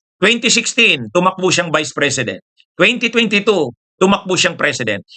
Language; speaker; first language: Filipino; non-native, local second language; Bikol